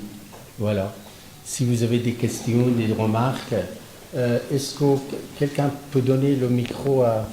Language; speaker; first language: French; non-native, fluent; Persian